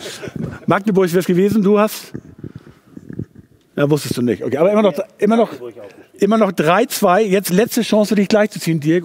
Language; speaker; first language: German; native; German